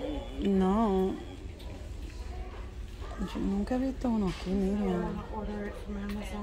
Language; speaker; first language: Spanish; early bilingual, heritage; Spanish